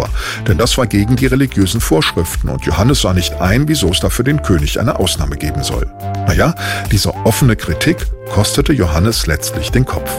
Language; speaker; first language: German; native; German